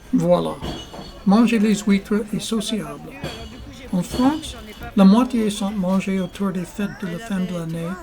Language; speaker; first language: French; non-native, fluent; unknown